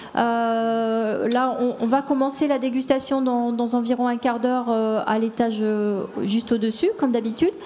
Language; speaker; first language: French; native; French